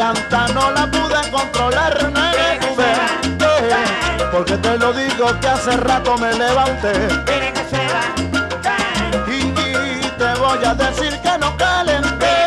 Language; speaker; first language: Spanish; native; Spanish